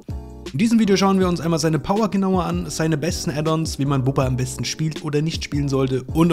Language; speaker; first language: German; native; German